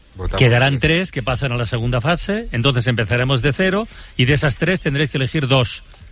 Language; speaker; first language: Spanish; native; Spanish